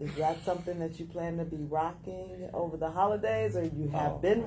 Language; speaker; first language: English; native; English